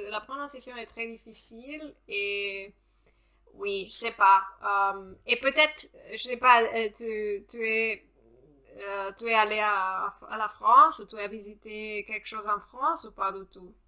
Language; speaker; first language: French; non-native, fluent; Italian